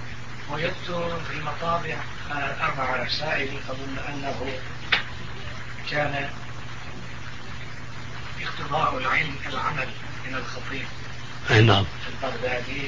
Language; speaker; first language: Arabic; non-native, fluent; Turkish